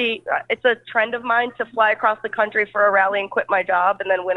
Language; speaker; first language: English; native; English